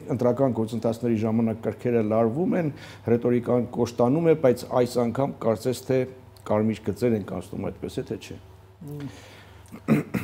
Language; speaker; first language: Armenian; native; Armenian